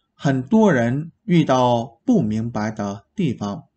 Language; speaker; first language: Chinese; non-native, fluent; Vietnamese